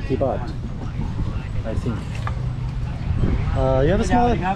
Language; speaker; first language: English; non-native, fluent; German